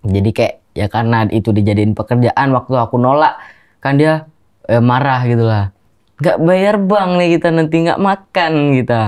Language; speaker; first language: Indonesian; non-native, local second language; Javanese